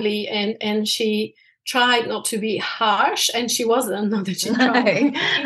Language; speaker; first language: English; non-native, fluent; Bosnian